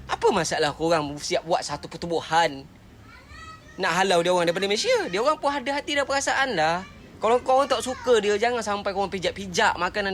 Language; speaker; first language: Malay; native; Malay